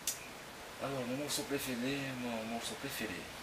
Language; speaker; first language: French; non-native, local second language; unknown